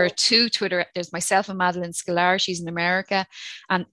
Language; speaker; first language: English; native; English